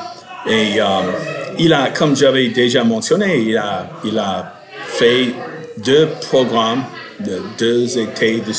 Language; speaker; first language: French; non-native, fluent; English